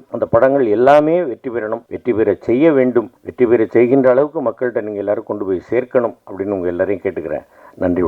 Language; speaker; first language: Tamil; native; Tamil